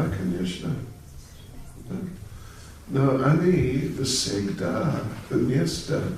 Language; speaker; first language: Russian; non-native, learner; English